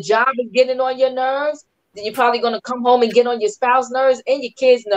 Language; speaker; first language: English; native; English